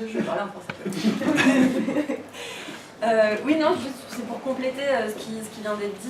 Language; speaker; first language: French; native; French